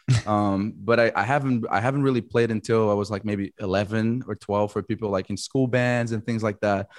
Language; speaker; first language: English; non-native, fluent; Portuguese